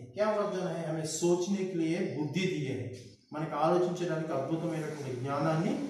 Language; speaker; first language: Hindi; non-native, local second language; Telugu